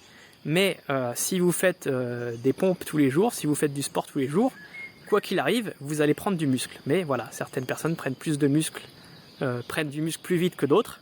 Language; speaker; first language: French; native; French